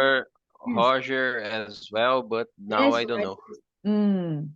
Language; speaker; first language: English; non-native, fluent; Portuguese